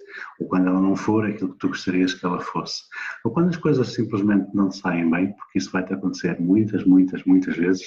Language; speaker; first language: Portuguese; native; Portuguese